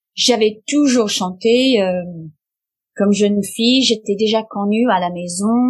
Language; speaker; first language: French; non-native, fluent; English